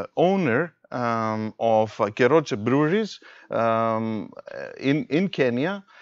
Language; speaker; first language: English; non-native, fluent; Greek